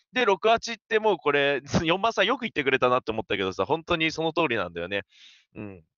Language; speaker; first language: Japanese; native; Japanese